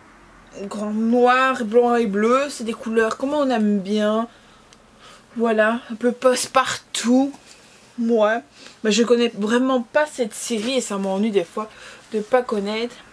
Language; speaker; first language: French; native; French